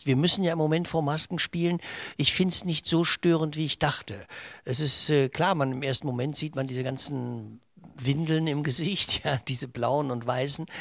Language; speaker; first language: German; native; German